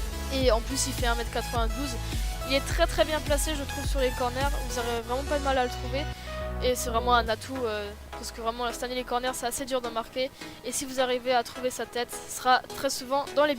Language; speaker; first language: French; native; French